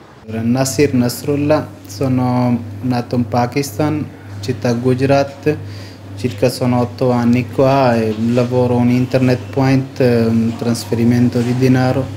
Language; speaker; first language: Italian; non-native, learner; Punjabi